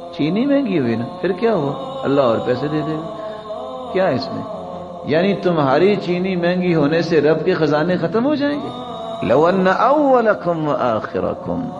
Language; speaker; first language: Urdu; non-native, local second language; Punjabi